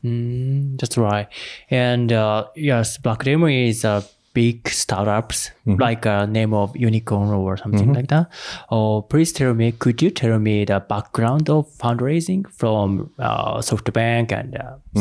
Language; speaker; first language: English; non-native, learner; Japanese